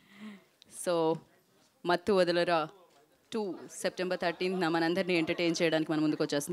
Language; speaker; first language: Telugu; native; Telugu